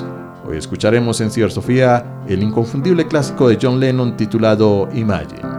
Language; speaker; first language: Spanish; native; Spanish